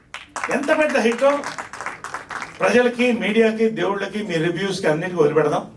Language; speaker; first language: Telugu; native; Telugu